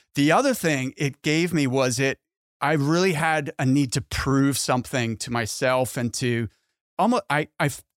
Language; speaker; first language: English; native; English